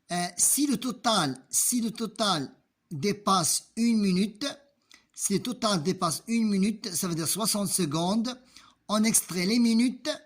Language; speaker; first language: French; non-native, local second language; Arabic